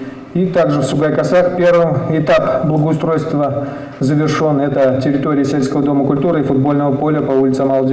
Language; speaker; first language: Russian; native; Russian